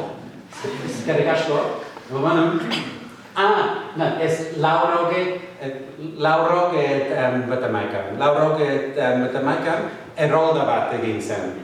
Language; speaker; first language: Basque; non-native, fluent; English